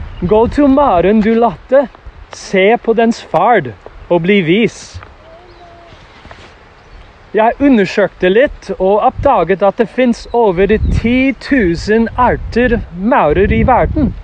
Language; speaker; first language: Norwegian; non-native, fluent; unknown